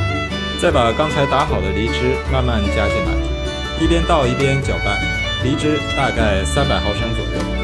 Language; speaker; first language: Chinese; native; Chinese